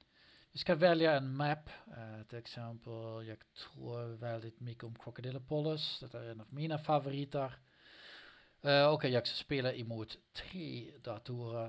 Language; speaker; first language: Swedish; non-native, learner; Dutch